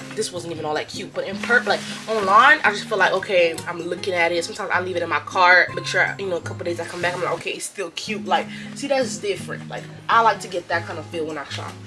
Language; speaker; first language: English; native; English